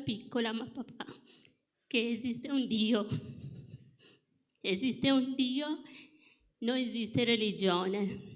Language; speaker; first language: Italian; non-native, fluent; Morisyen